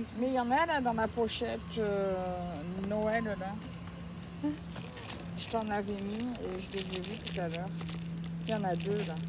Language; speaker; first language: French; native; French